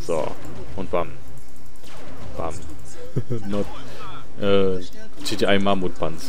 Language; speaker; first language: German; native; German